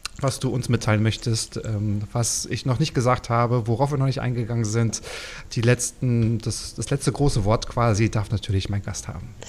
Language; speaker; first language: German; native; German